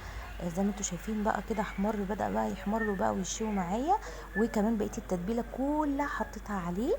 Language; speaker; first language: Arabic; native; Arabic